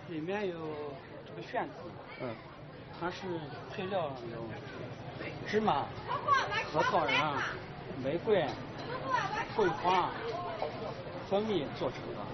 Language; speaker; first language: Chinese; native; Chinese